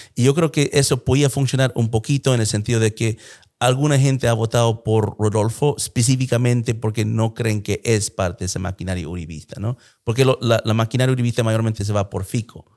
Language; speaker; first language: Spanish; early bilingual, heritage; Spanish